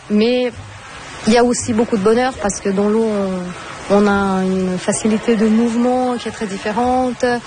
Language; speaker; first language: French; non-native, fluent; Portuguese